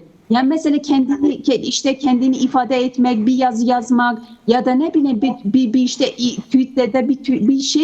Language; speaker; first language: Turkish; non-native, fluent; Kurdish